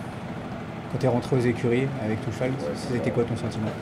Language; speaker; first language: French; native; French